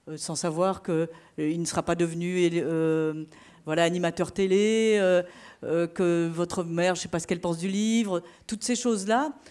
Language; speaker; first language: French; native; French